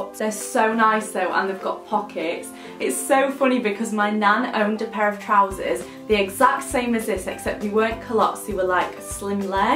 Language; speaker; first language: English; native; English